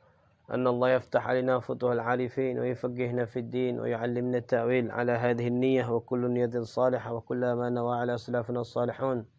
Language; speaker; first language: Arabic; non-native, fluent; Indonesian